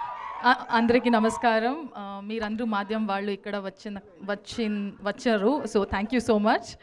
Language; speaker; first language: Telugu; non-native, fluent; Kannada